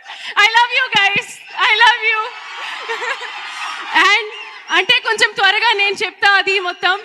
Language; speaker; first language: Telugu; non-native, learner; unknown